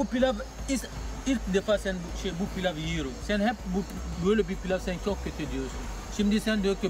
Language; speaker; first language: Turkish; non-native, learner; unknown